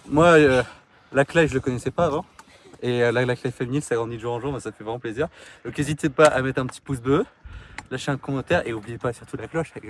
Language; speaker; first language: French; native; French